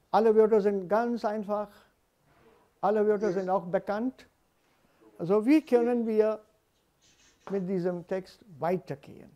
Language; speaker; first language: German; non-native, fluent; Hindi